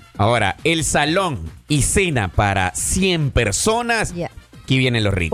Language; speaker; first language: Spanish; native; Spanish